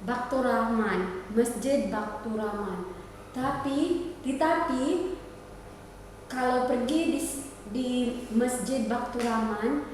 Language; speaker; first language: Indonesian; non-native, learner; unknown